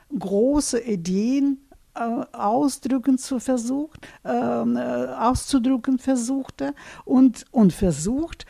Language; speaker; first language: German; non-native, fluent; Russian